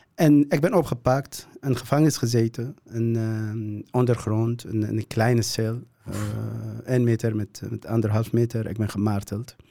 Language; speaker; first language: Dutch; non-native, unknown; Kurdish